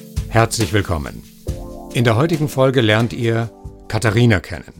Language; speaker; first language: German; native; German